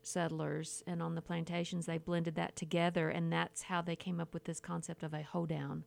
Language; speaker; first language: English; native; English